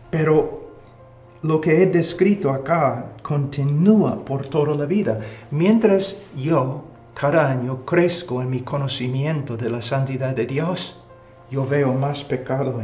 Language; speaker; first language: Spanish; non-native, fluent; English